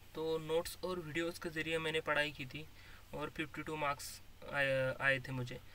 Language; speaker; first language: Hindi; non-native, local second language; Marathi